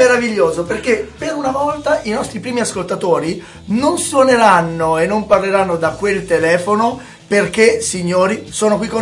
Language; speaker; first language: Italian; native; Italian